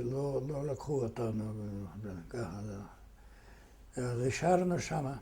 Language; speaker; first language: Hebrew; non-native, fluent; Yiddish